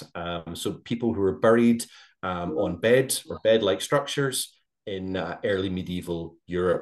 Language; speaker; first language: English; native; English